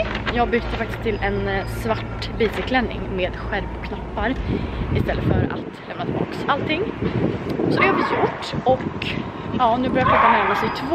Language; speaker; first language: Swedish; native; Swedish